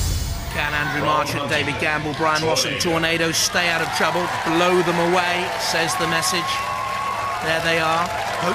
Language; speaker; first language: English; native; English